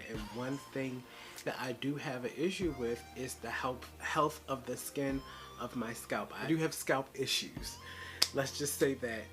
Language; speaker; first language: English; native; English